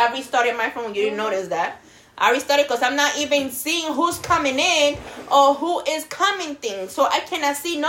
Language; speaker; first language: English; non-native, fluent; Spanish